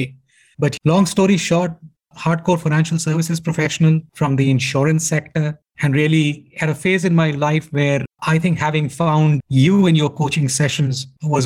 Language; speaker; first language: English; non-native, local second language; Hindi